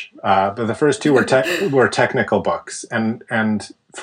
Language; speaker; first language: English; native; English